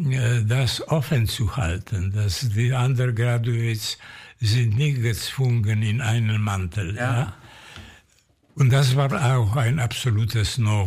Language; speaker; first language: German; non-native, fluent; Polish